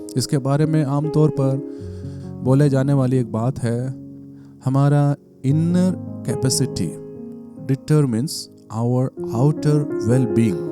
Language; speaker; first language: Hindi; non-native, local second language; Malayalam